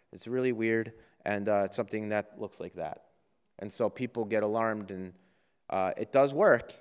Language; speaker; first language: English; native; English